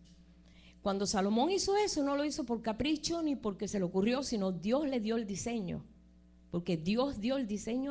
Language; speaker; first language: Spanish; native; Spanish